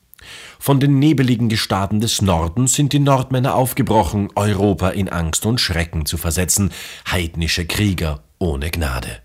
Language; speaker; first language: German; native; German